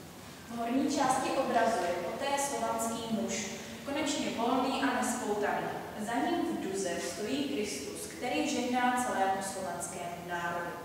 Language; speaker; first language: Czech; native; Czech